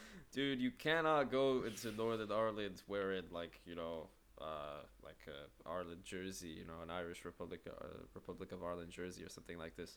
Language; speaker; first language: English; native; English